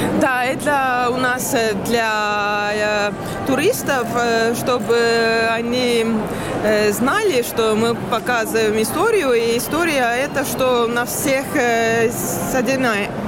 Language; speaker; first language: Russian; non-native, learner; Estonian